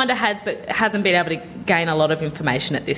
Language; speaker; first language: English; native; English